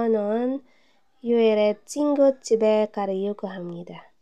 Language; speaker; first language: Korean; non-native, fluent; Filipino